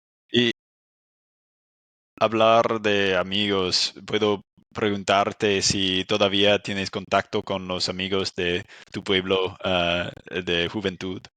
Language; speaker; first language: Spanish; non-native, fluent; English